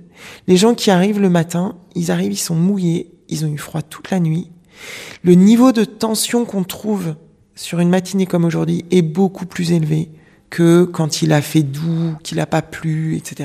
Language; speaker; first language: French; native; French